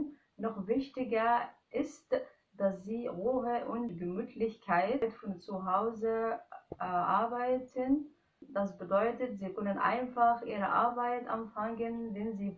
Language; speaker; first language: German; non-native, fluent; Arabic